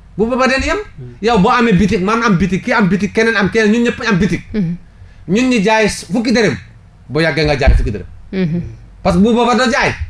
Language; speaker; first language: Wolof; non-native, local second language; Fula